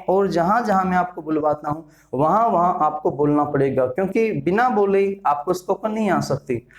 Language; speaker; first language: Hindi; native; Hindi